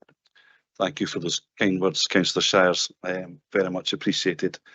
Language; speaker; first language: English; native; English